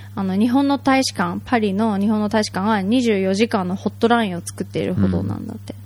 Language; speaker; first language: Japanese; native; Japanese